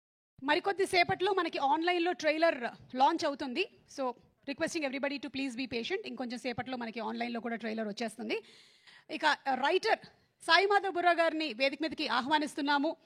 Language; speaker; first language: Telugu; native; Telugu